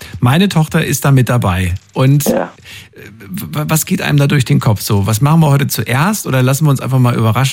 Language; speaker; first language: German; native; German